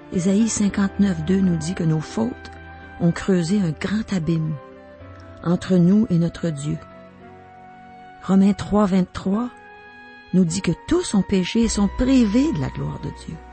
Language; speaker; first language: French; native; French